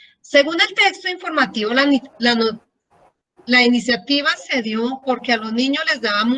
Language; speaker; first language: Spanish; native; Spanish